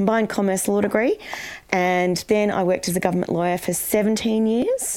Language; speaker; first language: English; native; English